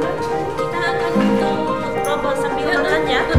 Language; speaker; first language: Indonesian; non-native, learner; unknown